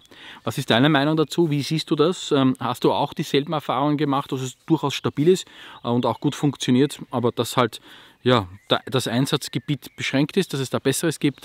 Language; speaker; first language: German; native; German